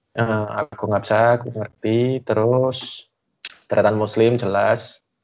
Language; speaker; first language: Indonesian; native; Indonesian